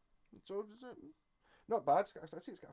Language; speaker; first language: English; native; English